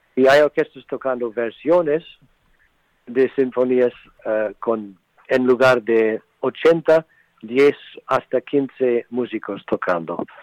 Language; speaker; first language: Spanish; non-native, fluent; English